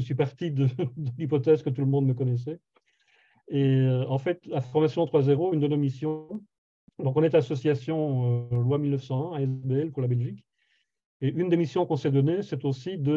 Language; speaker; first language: French; native; French